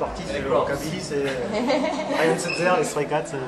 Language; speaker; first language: French; native; French